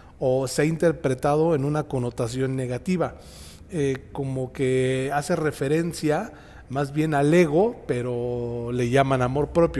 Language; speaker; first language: Spanish; native; Spanish